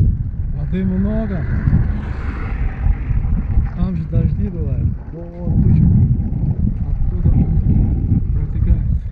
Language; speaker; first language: Russian; non-native, fluent; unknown